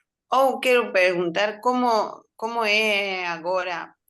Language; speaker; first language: Portuguese; non-native, learner; Spanish